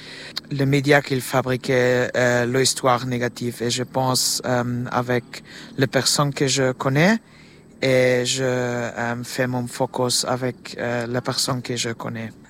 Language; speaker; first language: French; non-native, learner; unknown